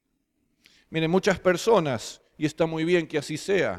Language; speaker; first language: Spanish; native; Spanish